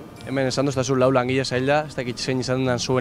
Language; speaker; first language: Basque; native; Basque